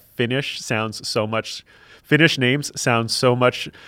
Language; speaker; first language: English; native; English